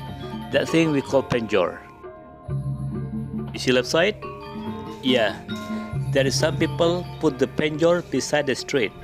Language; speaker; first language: English; non-native, learner; Indonesian